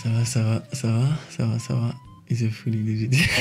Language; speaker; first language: French; native; French